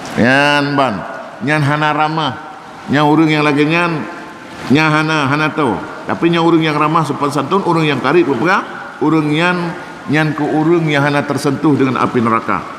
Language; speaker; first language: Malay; non-native, local second language; Achinese